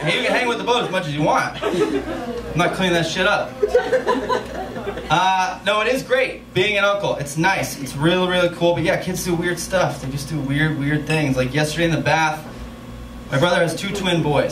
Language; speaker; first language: English; native; English